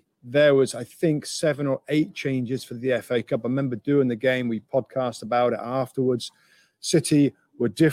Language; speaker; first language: English; native; English